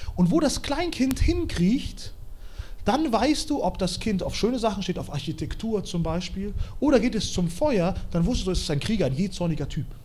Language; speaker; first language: German; early bilingual, other home language; Russian